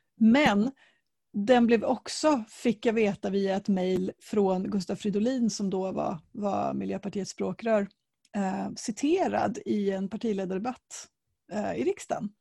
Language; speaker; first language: Swedish; native; Swedish